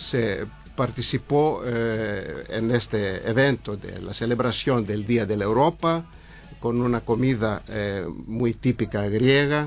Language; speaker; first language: Spanish; non-native, learner; Greek